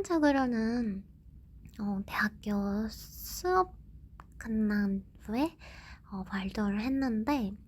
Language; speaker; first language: Korean; non-native, fluent; Japanese